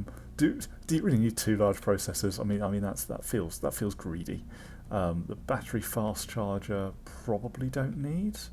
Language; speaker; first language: English; native; English